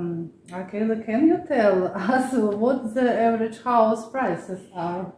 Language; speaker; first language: English; non-native, learner; Russian